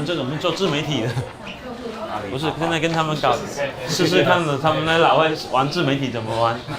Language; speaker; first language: Chinese; native; Chinese